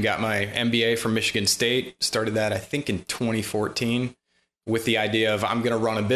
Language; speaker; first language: English; native; English